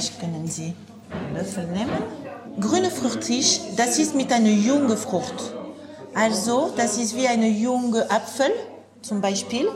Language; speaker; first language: German; non-native, learner; French